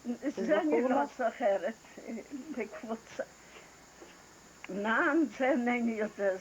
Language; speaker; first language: Hebrew; non-native, fluent; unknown